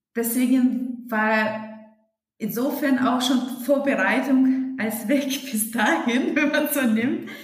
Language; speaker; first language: German; non-native, fluent; Russian